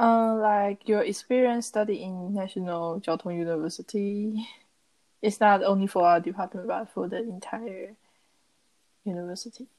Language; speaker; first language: English; non-native, learner; Chinese